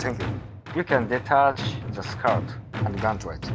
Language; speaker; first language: English; non-native, learner; Japanese